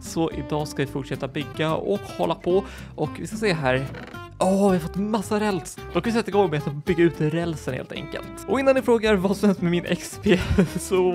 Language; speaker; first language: Swedish; native; Swedish